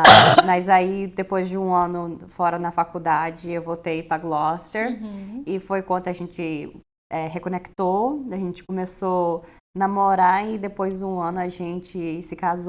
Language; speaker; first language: Portuguese; early bilingual, heritage; Portuguese